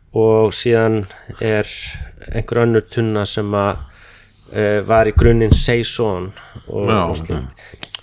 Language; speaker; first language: Icelandic; non-native, fluent; English